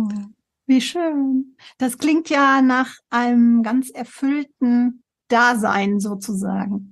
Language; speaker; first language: German; native; German